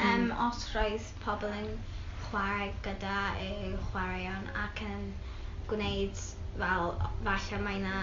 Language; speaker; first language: Welsh; non-native, local second language; English